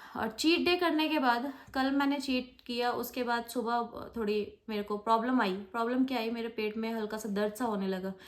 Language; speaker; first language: Hindi; non-native, local second language; Bangla